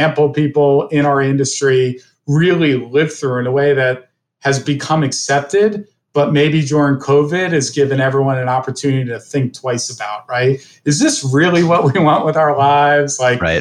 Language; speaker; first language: English; native; English